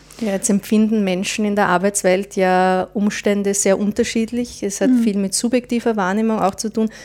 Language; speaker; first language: German; native; German